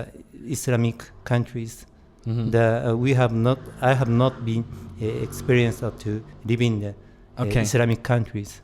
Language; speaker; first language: English; non-native, learner; Japanese